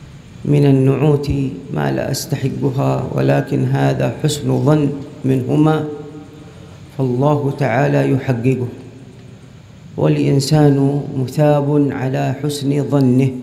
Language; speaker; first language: Arabic; native; Arabic